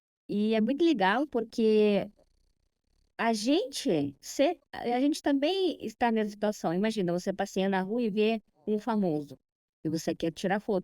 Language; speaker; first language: Portuguese; non-native, fluent; Russian